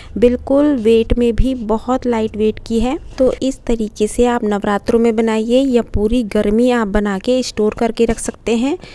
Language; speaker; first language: Hindi; native; Hindi